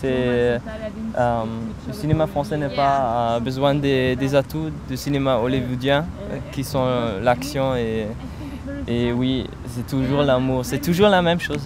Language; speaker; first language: French; non-native, fluent; German